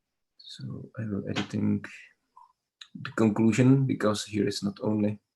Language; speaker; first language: English; non-native, learner; Czech